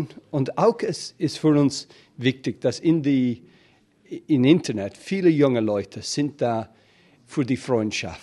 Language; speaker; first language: German; non-native, fluent; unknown